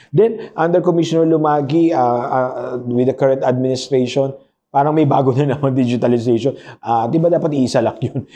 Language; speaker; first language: Filipino; non-native, local second language; Pampanga